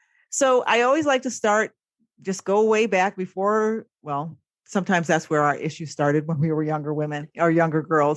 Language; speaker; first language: English; native; English